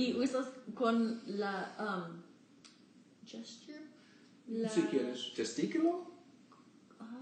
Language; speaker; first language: Spanish; non-native, learner; English